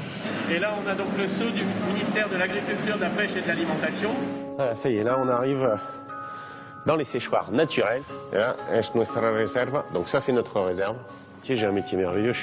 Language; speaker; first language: French; native; French